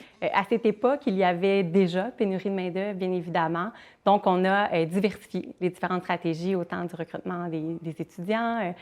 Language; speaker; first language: French; native; French